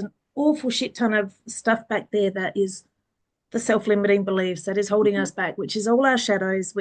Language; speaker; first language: English; early bilingual, other home language; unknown